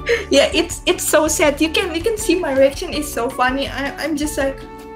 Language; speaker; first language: English; non-native, learner; Indonesian